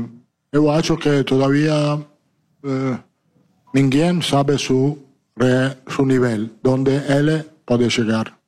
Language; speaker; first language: Portuguese; non-native, learner; Italian